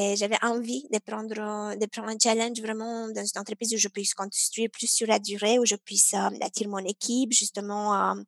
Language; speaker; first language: French; non-native, fluent; Romanian